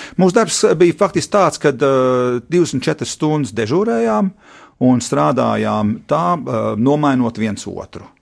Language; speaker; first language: Latvian; early bilingual, heritage; Latvian